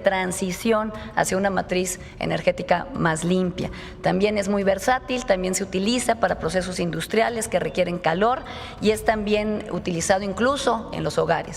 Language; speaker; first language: Spanish; native; Spanish